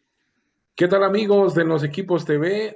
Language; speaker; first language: Spanish; native; Spanish